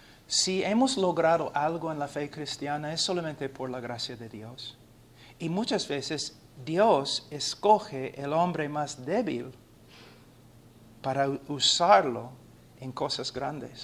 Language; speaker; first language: Spanish; non-native, fluent; English